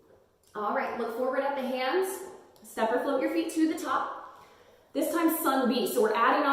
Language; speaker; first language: English; native; English